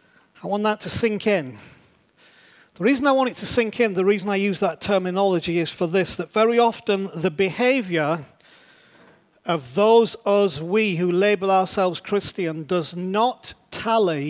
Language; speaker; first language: English; native; English